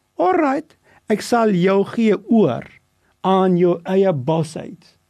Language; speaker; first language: Afrikaans; non-native, local second language; English